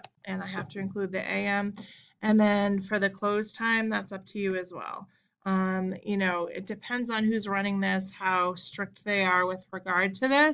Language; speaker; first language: English; native; English